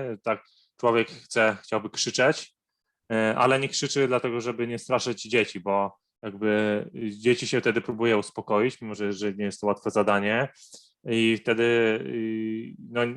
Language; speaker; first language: Polish; non-native, fluent; Arabic